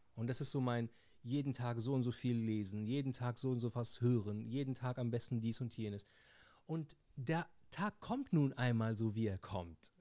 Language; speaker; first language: German; early bilingual, heritage; Arabic